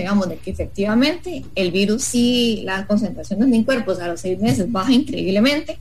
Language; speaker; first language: Spanish; native; Spanish